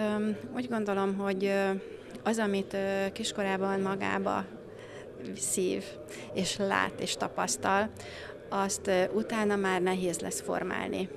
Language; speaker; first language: Hungarian; native; Hungarian